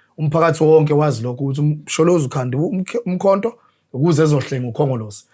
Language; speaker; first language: Zulu; native; Zulu